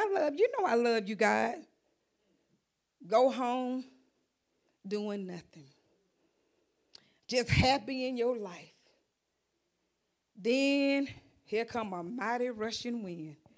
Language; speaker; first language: English; native; English